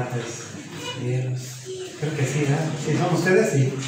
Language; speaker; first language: Spanish; native; Spanish